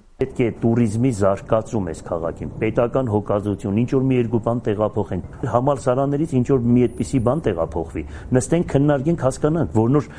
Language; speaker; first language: Armenian; native; Armenian